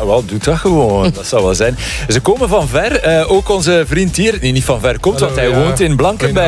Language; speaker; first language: Dutch; native; Dutch